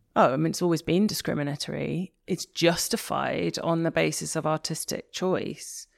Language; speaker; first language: English; native; English